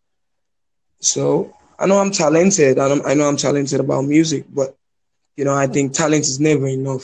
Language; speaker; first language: English; non-native, local second language; Yoruba